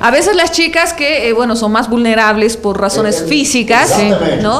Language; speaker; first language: Spanish; native; Spanish